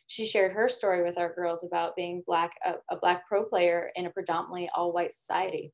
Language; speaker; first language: English; native; English